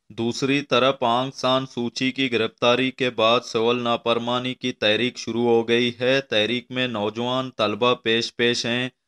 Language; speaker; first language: Urdu; non-native, local second language; Baluchi